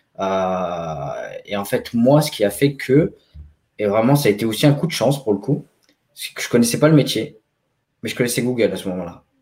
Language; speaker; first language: French; native; French